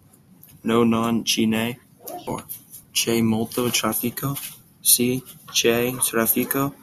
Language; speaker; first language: Italian; non-native, learner; English